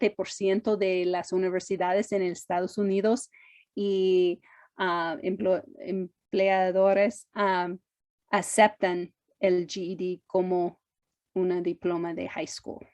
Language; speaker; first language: Spanish; non-native, fluent; English